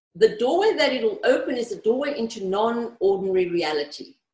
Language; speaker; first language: English; early bilingual, other home language; Greek